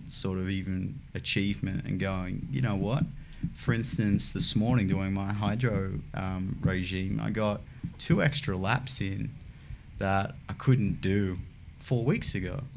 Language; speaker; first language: English; native; English